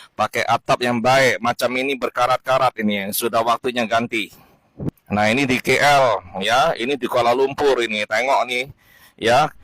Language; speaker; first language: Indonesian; native; Indonesian